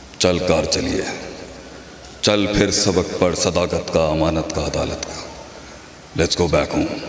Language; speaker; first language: Urdu; native; Urdu